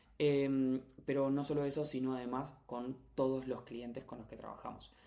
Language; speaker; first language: Spanish; native; Spanish